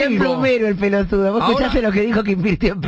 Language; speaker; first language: Spanish; native; Spanish